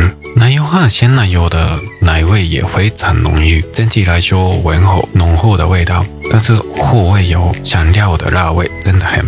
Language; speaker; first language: Chinese; non-native, fluent; Japanese